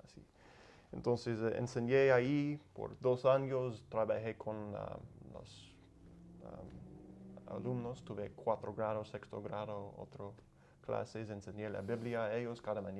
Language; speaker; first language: Spanish; non-native, learner; English